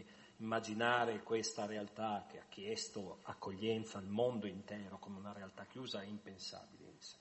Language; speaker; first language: Italian; native; Italian